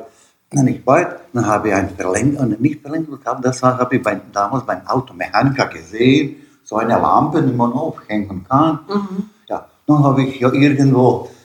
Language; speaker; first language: German; non-native, learner; Bosnian